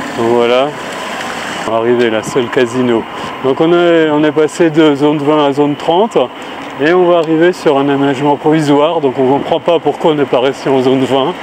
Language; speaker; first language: French; native; French